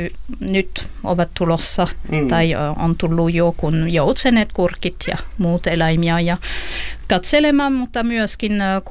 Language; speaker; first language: Finnish; non-native, learner; French